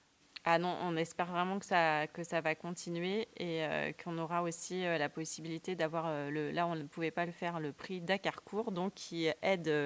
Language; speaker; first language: French; native; French